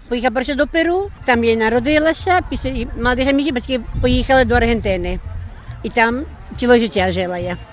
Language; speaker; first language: Ukrainian; early bilingual, heritage; Ukrainian